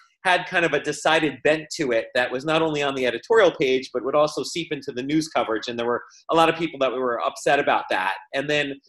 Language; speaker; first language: English; native; English